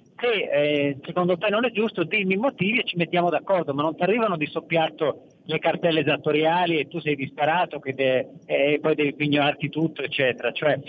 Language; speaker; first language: Italian; native; Italian